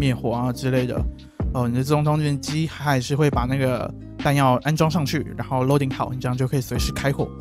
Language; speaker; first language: Chinese; native; Chinese